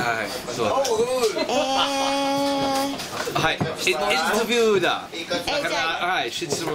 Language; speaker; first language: Japanese; non-native, learner; English